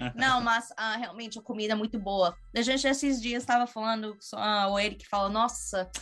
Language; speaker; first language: Portuguese; non-native, fluent; English